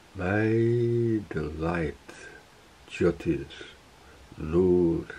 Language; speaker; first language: English; non-native, fluent; Portuguese